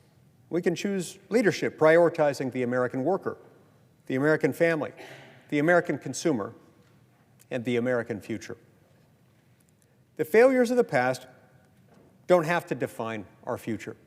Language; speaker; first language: English; native; English